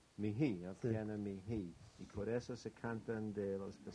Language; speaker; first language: Spanish; non-native, fluent; English